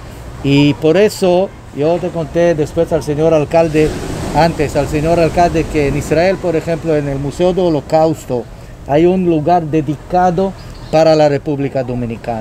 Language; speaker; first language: Spanish; non-native, fluent; Hebrew